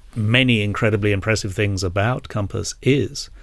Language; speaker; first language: English; native; English